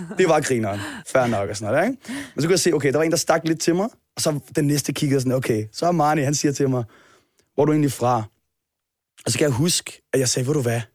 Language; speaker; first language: Danish; native; Danish